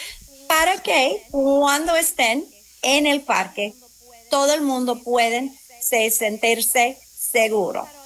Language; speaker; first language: Spanish; non-native, fluent; English